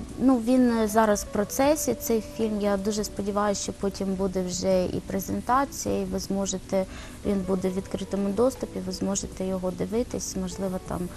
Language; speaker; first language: Ukrainian; non-native, local second language; Romany